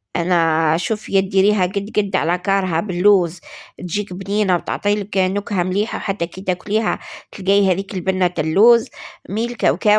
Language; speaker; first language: Arabic; native; Arabic